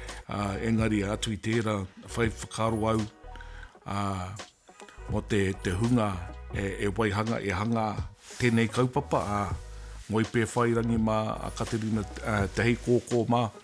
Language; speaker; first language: Māori; non-native, local second language; English